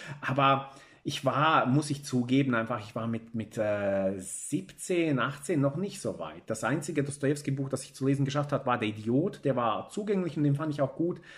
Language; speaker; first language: German; early bilingual, other home language; Bosnian